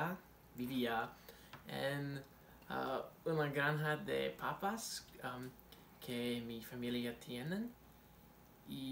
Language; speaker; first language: Spanish; non-native, learner; English